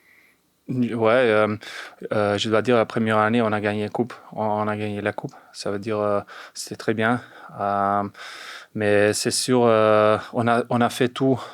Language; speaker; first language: French; non-native, fluent; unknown